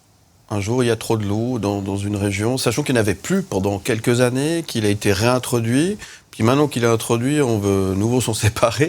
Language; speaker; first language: French; native; French